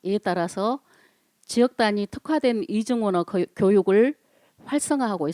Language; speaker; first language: Korean; native; Korean